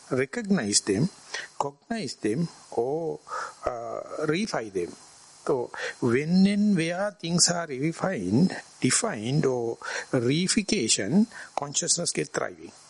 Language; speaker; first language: English; non-native, local second language; Sinhala